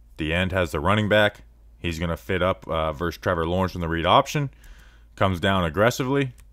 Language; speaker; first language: English; native; English